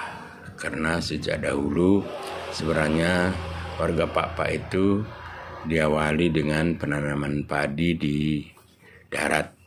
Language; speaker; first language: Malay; non-native, local second language; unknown